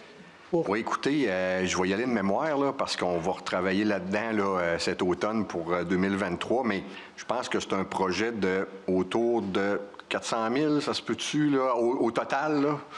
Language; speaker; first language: French; native; French